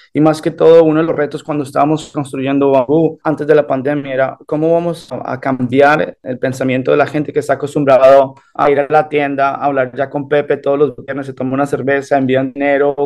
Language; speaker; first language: Spanish; early bilingual, heritage; Spanish